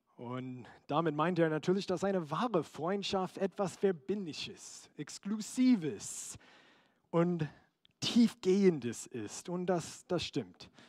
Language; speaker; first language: German; non-native, fluent; English